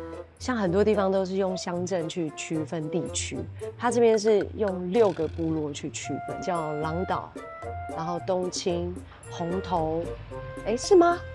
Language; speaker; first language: Chinese; native; Chinese